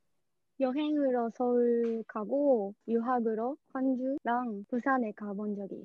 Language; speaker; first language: Korean; non-native, learner; Japanese